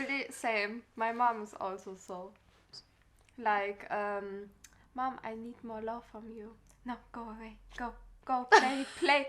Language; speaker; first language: English; non-native, learner; German